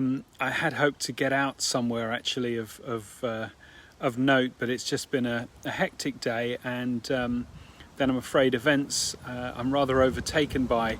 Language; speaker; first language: English; native; English